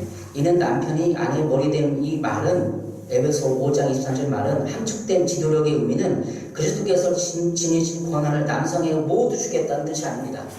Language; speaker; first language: Korean; native; Korean